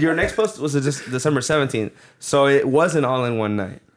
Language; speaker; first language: English; early bilingual, other home language; Spanish